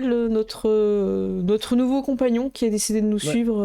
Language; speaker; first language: French; native; French